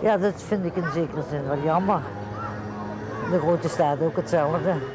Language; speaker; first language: Dutch; native; Dutch